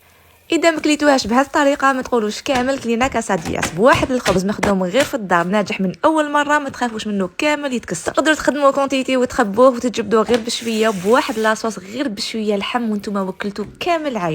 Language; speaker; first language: Arabic; native; Arabic